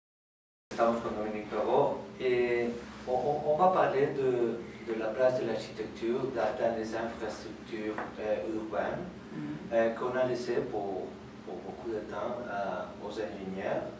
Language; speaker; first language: French; non-native, fluent; Spanish